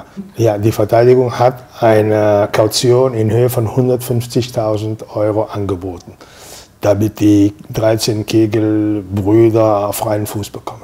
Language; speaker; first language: German; non-native, fluent; Spanish